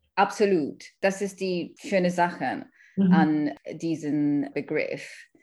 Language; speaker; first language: German; non-native, fluent; English